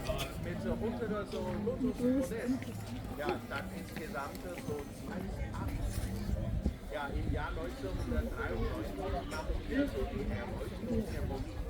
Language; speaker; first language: German; non-native, learner; Chinese